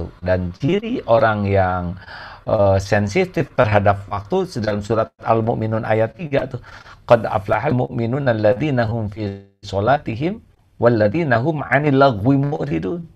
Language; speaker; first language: Indonesian; native; Indonesian